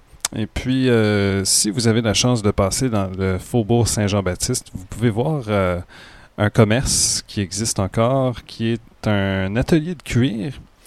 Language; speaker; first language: French; native; French